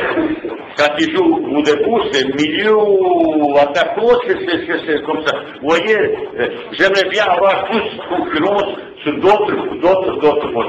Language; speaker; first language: French; non-native, fluent; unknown